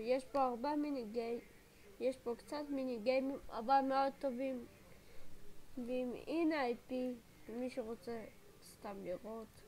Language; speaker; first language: Hebrew; native; Hebrew